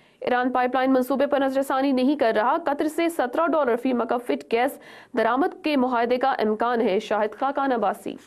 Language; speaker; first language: Urdu; native; Urdu